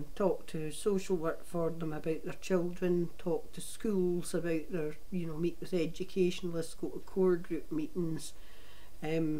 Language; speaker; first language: English; native; English